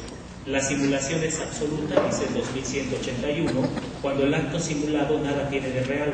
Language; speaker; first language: Spanish; native; Spanish